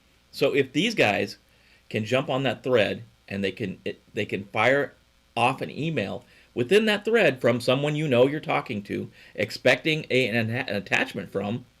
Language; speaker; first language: English; native; English